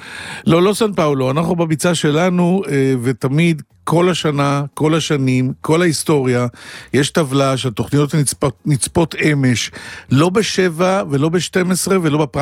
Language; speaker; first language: Hebrew; native; Hebrew